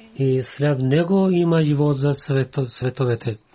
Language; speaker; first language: Bulgarian; non-native, learner; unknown